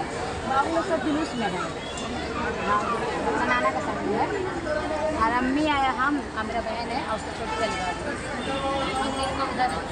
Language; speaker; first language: Hindi; non-native, local second language; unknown